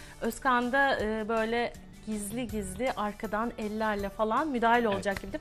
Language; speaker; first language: Turkish; native; Turkish